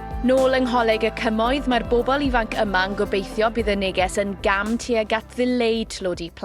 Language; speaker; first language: Welsh; native; Welsh